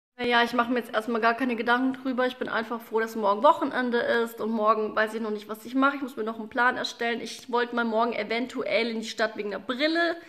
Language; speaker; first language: German; early bilingual, other home language; Russian